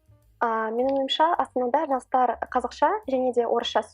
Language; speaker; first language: Kazakh; non-native, local second language; Russian